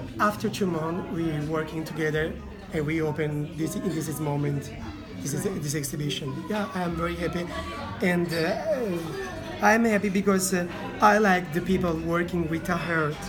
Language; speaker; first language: English; non-native, learner; Italian